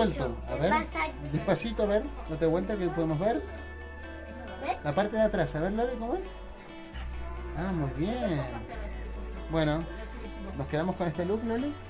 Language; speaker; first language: Spanish; native; Spanish